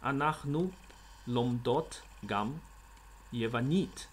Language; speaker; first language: Hebrew; non-native, fluent; Chinese